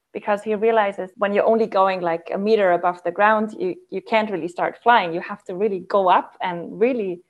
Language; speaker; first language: English; non-native, fluent; German